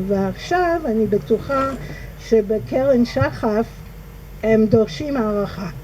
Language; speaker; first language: Hebrew; non-native, fluent; English